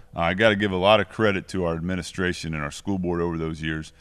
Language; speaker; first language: English; native; English